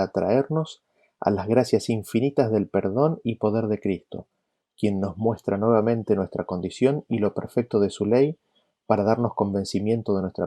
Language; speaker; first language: Spanish; native; Spanish